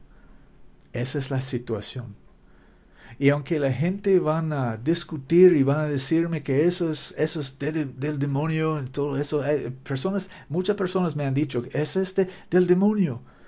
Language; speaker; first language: Spanish; non-native, learner; English